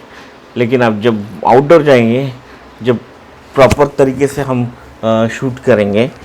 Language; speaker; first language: Hindi; non-native, local second language; Marathi